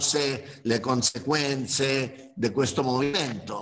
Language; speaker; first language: Italian; non-native, fluent; Spanish